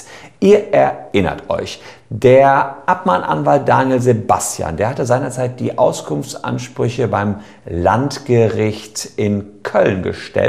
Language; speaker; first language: German; native; German